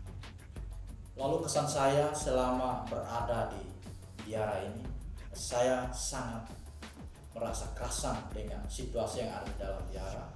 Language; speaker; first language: Indonesian; non-native, local second language; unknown